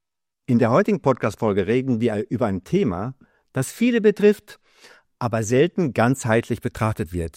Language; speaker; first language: German; native; German